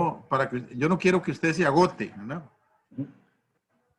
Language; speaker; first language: Spanish; native; Spanish